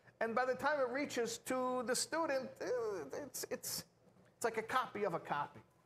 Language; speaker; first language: English; native; English